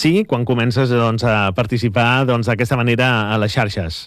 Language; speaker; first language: Catalan; native; Catalan